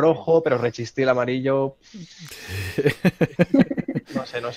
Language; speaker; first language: Spanish; native; Spanish